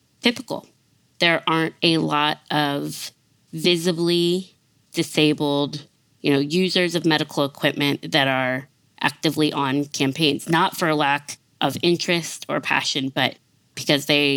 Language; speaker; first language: English; native; English